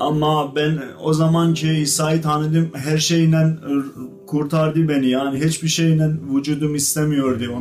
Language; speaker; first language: Turkish; non-native, fluent; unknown